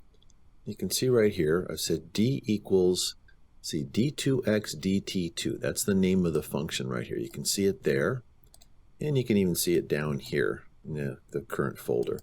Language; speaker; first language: English; native; English